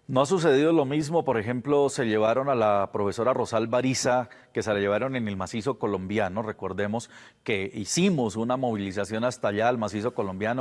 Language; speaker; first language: Spanish; native; Spanish